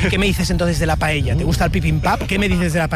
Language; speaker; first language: Spanish; native; Spanish